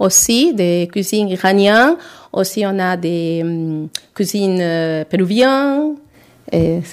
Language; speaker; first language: French; non-native, learner; Spanish